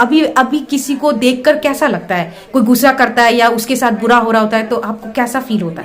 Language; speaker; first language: Hindi; native; Hindi